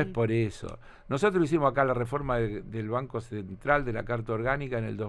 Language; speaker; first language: Spanish; native; Spanish